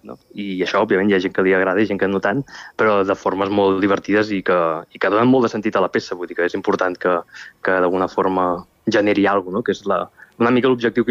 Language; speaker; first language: Catalan; native; Catalan